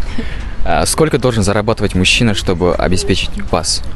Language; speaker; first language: Russian; non-native, local second language; Kazakh